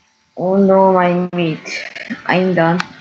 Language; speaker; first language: English; non-native, learner; Korean